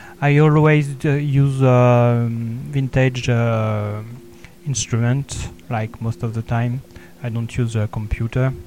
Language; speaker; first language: English; non-native, learner; French